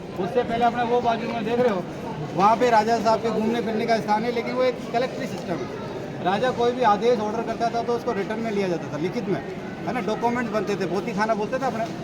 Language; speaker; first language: Hindi; native; Hindi